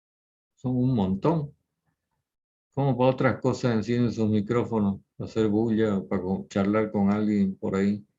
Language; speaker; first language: Spanish; native; Spanish